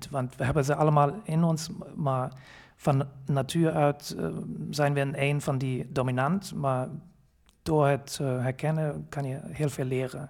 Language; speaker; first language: Dutch; non-native, fluent; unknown